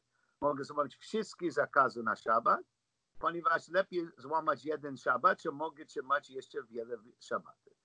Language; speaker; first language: Polish; non-native, learner; English